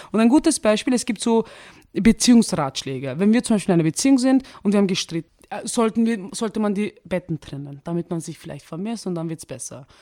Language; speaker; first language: German; early bilingual, other home language; Turkish